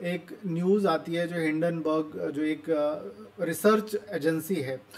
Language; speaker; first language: Hindi; native; Hindi